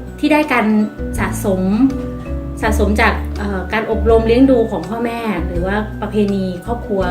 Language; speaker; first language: Thai; native; Thai